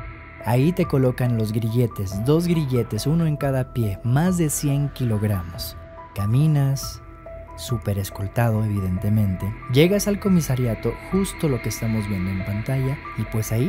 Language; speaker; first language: Spanish; native; Spanish